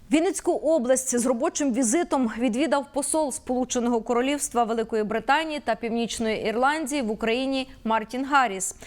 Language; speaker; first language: Ukrainian; native; Ukrainian